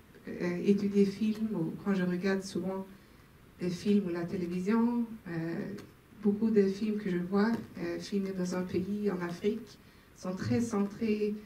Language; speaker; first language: French; non-native, local second language; Swedish